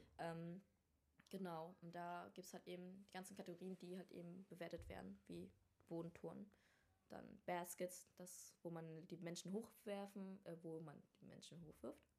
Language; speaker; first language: German; early bilingual, other home language; Vietnamese